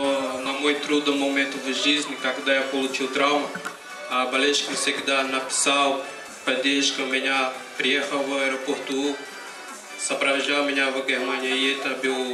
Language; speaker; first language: Russian; non-native, learner; Portuguese